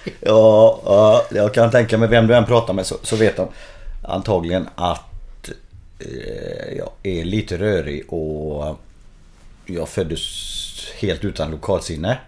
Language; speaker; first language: Swedish; native; Swedish